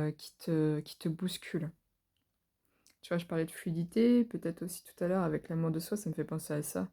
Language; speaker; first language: French; native; French